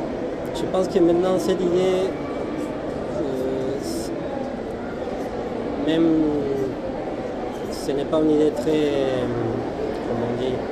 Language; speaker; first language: French; non-native, fluent; Spanish